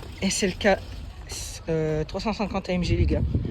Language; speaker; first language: French; native; French